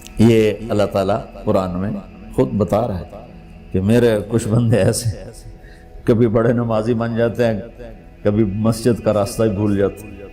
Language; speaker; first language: Urdu; non-native, local second language; Punjabi